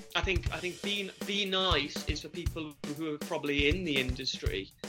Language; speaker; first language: English; native; English